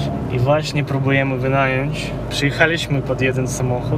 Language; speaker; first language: Polish; non-native, fluent; Ukrainian